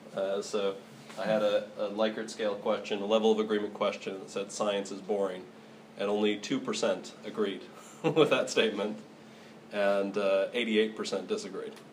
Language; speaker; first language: English; native; English